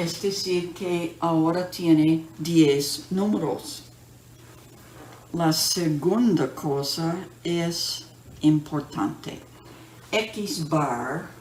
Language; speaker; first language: Spanish; non-native, fluent; English